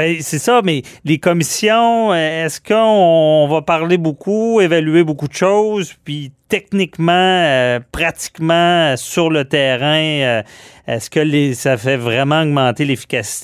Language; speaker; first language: French; native; French